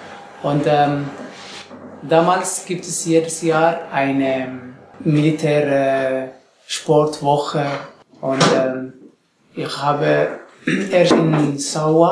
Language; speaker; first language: German; non-native, learner; Tigrinya